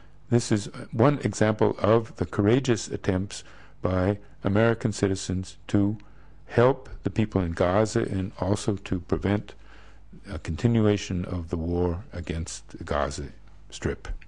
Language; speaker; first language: English; native; English